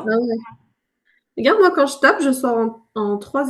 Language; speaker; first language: French; native; French